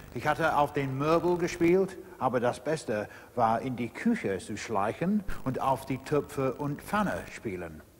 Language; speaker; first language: German; non-native, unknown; English